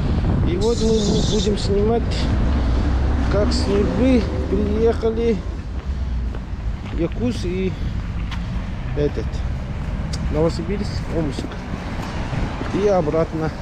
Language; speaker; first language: Russian; non-native, local second language; Yakut